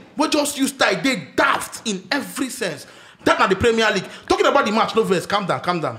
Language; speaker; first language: Nigerian Pidgin; non-native, local second language; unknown